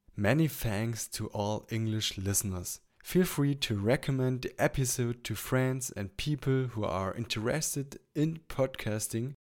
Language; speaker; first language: English; non-native, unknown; German